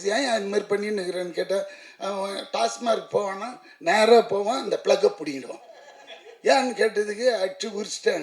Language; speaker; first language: Tamil; native; Tamil